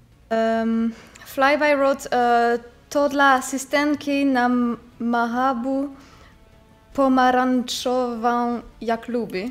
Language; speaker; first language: Polish; non-native, learner; French